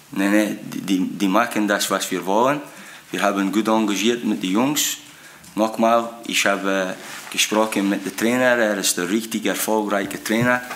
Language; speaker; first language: German; non-native, fluent; English